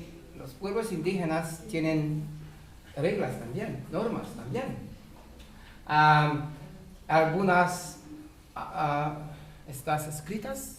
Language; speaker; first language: Spanish; non-native, fluent; French